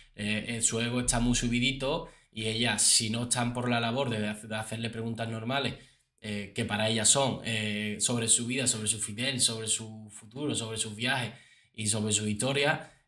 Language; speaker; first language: Spanish; native; Spanish